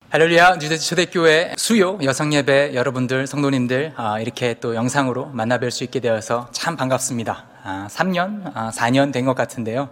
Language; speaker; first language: Korean; native; Korean